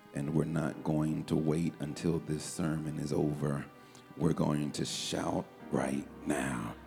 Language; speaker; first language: English; native; English